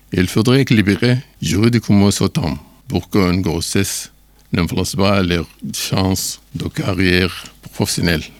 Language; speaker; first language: French; non-native, learner; Arabic